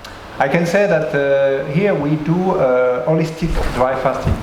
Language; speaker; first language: English; non-native, learner; French